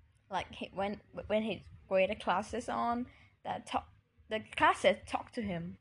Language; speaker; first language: English; non-native, fluent; Vietnamese